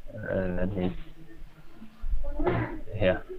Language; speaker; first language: English; non-native, learner; Vietnamese